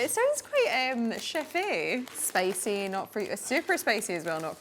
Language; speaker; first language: English; native; English